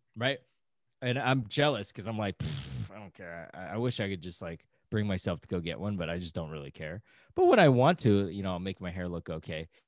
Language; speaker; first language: English; native; English